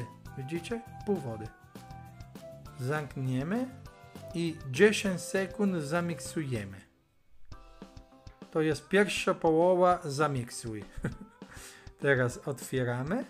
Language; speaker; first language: Polish; non-native, learner; Italian